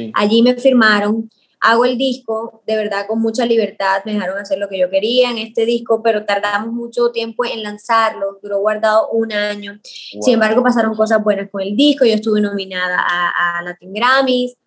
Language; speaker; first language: Spanish; native; Spanish